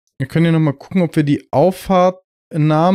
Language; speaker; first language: German; native; German